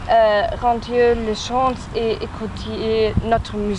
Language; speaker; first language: French; non-native, learner; German